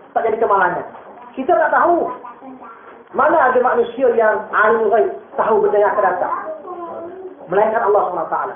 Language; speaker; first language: Malay; native; Malay